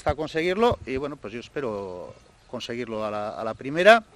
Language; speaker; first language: Spanish; native; Spanish